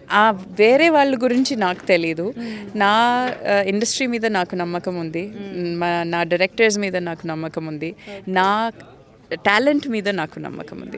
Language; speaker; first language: Telugu; non-native, local second language; Malayalam